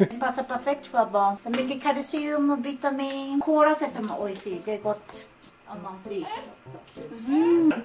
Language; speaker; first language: Swedish; non-native, learner; Japanese